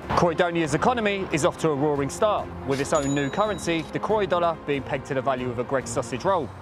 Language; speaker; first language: English; native; English